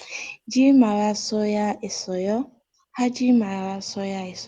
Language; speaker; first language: Korean; non-native, learner; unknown